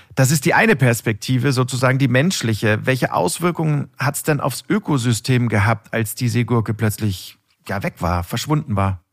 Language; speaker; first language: German; native; German